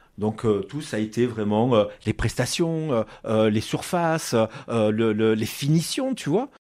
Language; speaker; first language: French; native; French